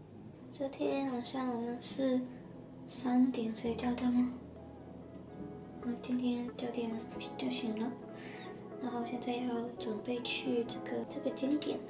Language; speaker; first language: Chinese; early bilingual, heritage; Chinese